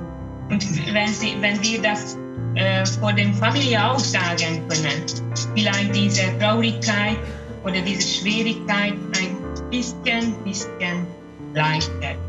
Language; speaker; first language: German; non-native, learner; Hungarian